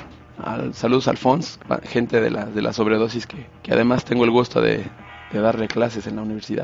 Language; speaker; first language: Spanish; native; Spanish